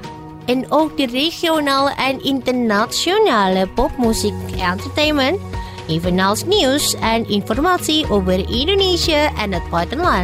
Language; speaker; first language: Dutch; non-native, fluent; Indonesian